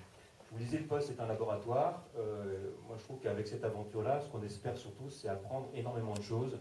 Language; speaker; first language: French; native; French